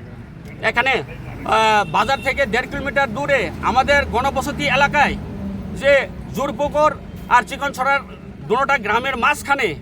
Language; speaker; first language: Bangla; non-native, local second language; Kok Borok